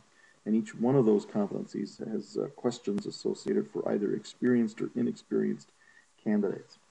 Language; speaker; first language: English; native; English